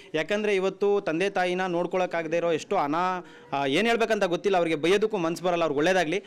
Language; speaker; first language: Kannada; native; Kannada